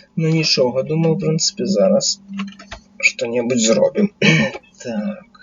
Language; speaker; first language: Belarusian; non-native, local second language; Russian